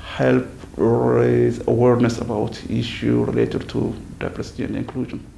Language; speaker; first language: English; non-native, fluent; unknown